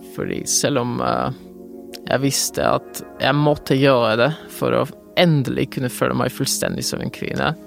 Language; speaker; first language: Norwegian; non-native, fluent; Polish